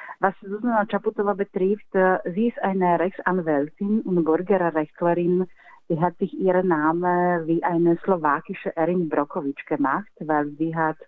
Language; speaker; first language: German; non-native, fluent; Slovak